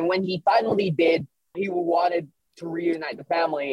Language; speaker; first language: English; early bilingual, other home language; Filipino